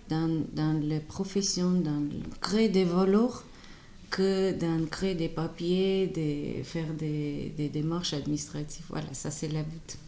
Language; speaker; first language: French; non-native, fluent; Armenian